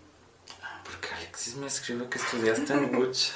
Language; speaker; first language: Spanish; non-native, fluent; Polish